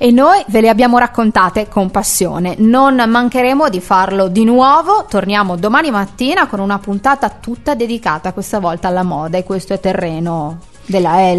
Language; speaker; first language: Italian; native; Italian